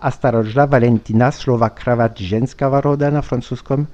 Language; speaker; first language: Russian; non-native, fluent; French